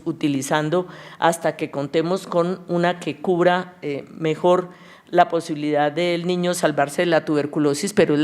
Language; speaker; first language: Spanish; native; Spanish